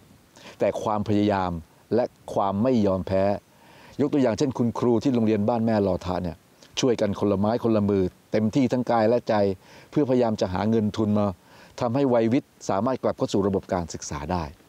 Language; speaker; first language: Thai; native; Thai